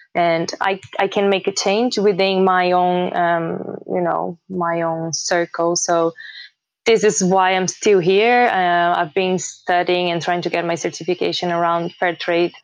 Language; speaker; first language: English; early bilingual, heritage; Portuguese